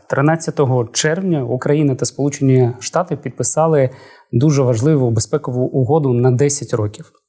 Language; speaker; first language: Ukrainian; native; Ukrainian